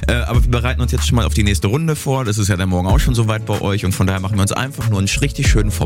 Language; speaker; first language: German; native; German